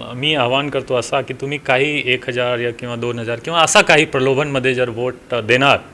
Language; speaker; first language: Marathi; non-native, local second language; Hindi